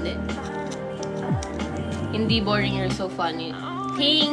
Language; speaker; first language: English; non-native, local second language; Filipino